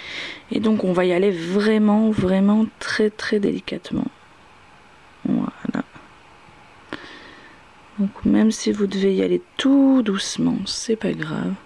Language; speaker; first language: French; native; French